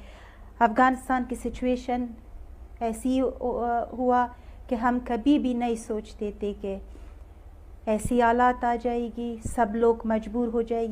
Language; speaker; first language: Hindi; non-native, learner; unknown